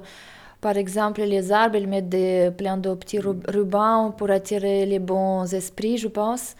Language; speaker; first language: French; non-native, fluent; Russian